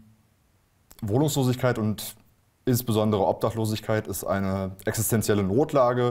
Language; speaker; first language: German; native; German